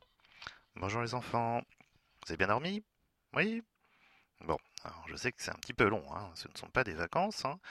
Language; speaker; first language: French; native; French